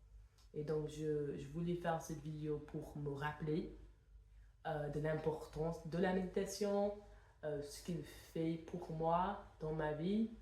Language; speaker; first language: French; non-native, fluent; English